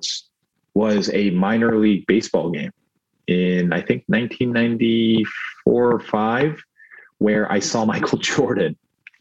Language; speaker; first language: English; early bilingual, other home language; Korean